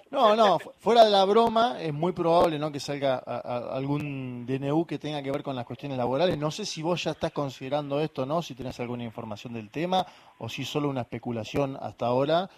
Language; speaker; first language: Spanish; native; Spanish